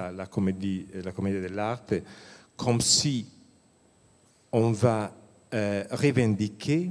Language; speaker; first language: French; non-native, fluent; Italian